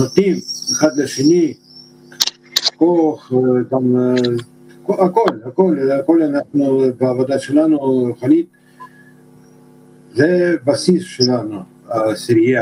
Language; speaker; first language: Hebrew; non-native, fluent; Russian